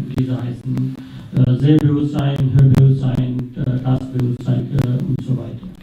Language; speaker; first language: German; non-native, fluent; Sinhala